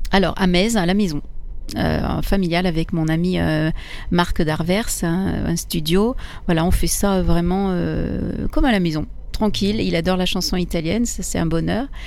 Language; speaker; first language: French; early bilingual, other home language; Italian